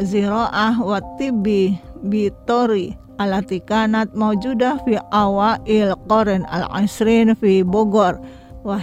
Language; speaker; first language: Arabic; non-native, fluent; Indonesian